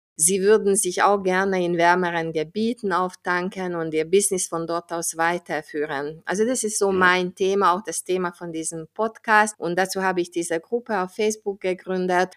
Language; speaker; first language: German; non-native, fluent; Hungarian